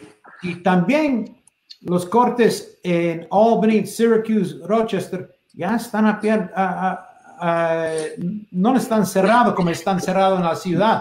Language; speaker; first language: Spanish; non-native, fluent; English